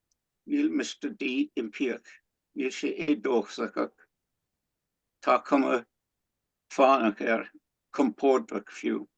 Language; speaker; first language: Irish; non-native, learner; English